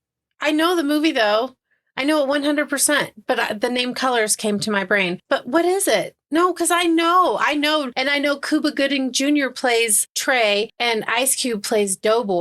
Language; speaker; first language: English; native; English